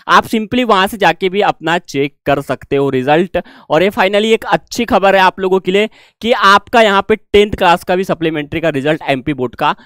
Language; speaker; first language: Hindi; native; Hindi